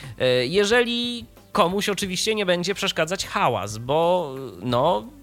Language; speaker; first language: Polish; native; Polish